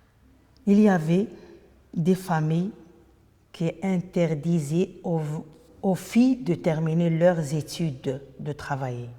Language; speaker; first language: French; non-native, local second language; Arabic